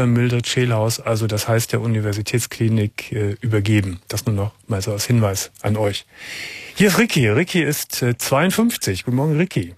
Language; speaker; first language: German; native; German